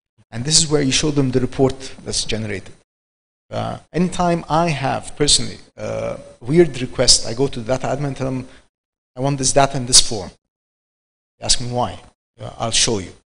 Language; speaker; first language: English; non-native, fluent; Arabic